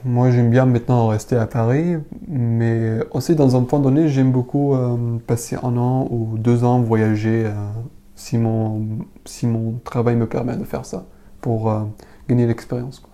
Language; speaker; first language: French; non-native, learner; Arabic